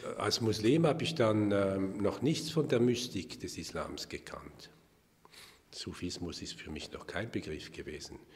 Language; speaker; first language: German; native; German